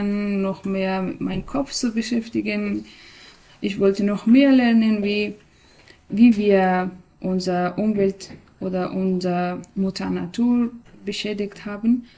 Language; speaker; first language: German; non-native, learner; Persian